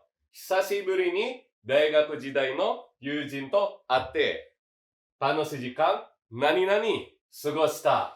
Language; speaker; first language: Japanese; non-native, fluent; Indonesian